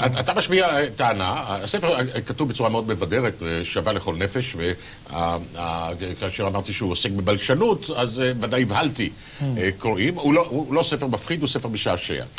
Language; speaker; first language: Hebrew; native; Hebrew